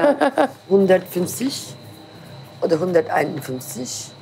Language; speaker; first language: German; non-native, learner; Turkish